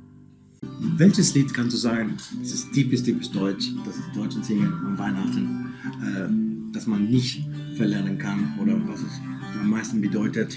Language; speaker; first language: German; non-native, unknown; Spanish